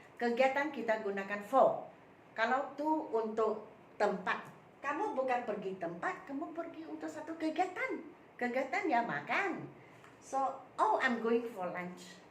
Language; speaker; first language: Malay; non-native, local second language; Min Nan Chinese